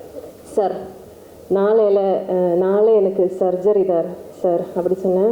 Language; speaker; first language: Tamil; non-native, learner; Malayalam